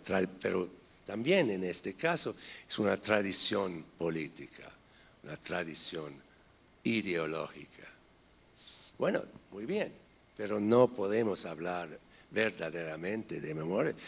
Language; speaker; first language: Spanish; non-native, fluent; English